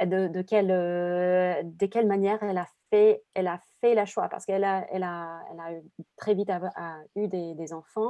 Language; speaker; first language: French; non-native, fluent; English